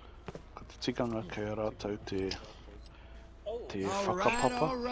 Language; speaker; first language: Māori; non-native, local second language; English